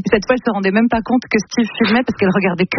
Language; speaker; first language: French; native; French